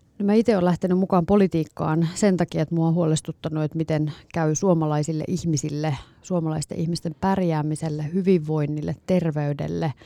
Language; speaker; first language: Finnish; native; Finnish